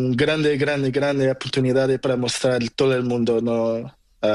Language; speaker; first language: Spanish; non-native, learner; Portuguese